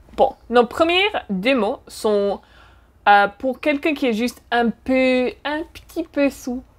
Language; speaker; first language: French; non-native, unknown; English